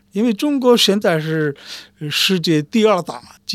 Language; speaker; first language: Chinese; non-native, fluent; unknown